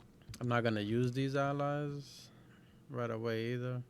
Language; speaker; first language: English; native; English